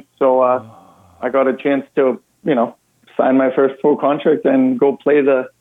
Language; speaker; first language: English; non-native, fluent; German